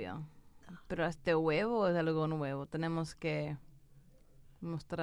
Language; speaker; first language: Spanish; early bilingual, heritage; English